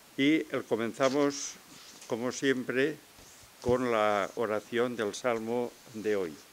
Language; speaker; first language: Spanish; native; Spanish